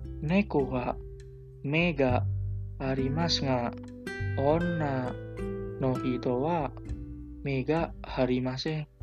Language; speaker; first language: Japanese; non-native, learner; Indonesian